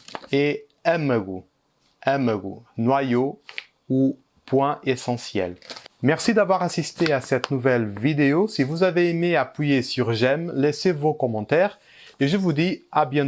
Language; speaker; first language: French; early bilingual, heritage; Portuguese